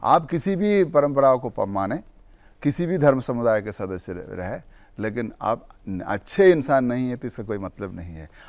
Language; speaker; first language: Hindi; non-native, local second language; Malayalam